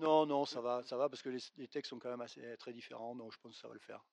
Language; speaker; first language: French; native; French